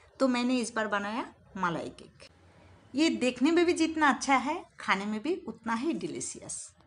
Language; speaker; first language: Hindi; non-native, local second language; Bangla